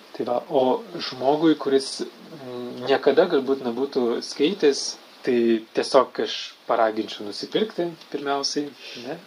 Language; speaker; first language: Lithuanian; non-native, fluent; French